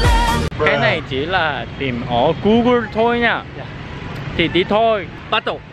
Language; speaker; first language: Vietnamese; non-native, fluent; Korean